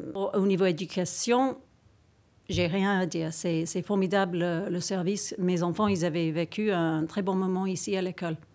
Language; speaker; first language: French; non-native, fluent; English